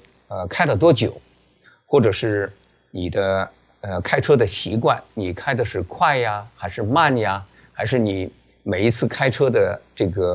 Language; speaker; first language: Chinese; native; Chinese